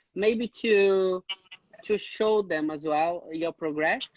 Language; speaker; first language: English; non-native, fluent; Portuguese